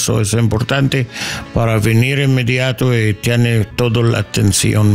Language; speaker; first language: Spanish; non-native, learner; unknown